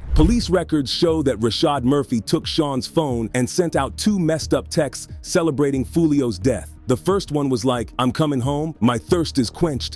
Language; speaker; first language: English; native; English